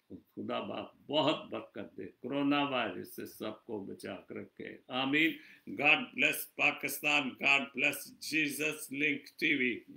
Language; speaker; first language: Urdu; non-native, local second language; Punjabi